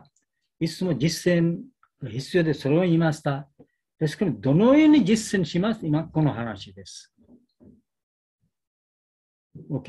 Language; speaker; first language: Japanese; non-native, learner; Bangla